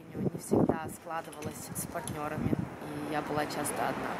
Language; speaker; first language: Russian; early bilingual, heritage; Russian